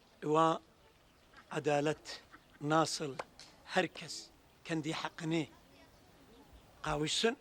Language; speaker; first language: Turkish; non-native, local second language; Turoyo